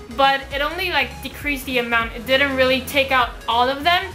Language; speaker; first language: English; non-native, fluent; Chinese